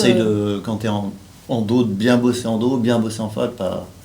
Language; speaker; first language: French; native; French